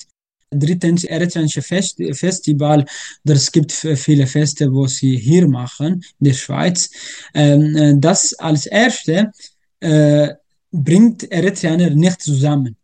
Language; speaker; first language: German; non-native, learner; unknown